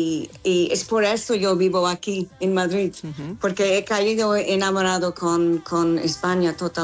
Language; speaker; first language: Spanish; non-native, fluent; English